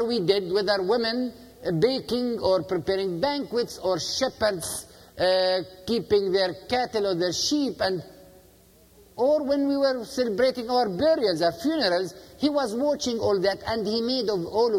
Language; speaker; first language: English; non-native, fluent; Arabic